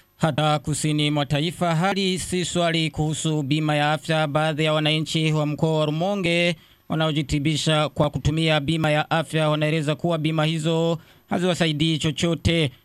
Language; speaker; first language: Swahili; non-native, local second language; Rundi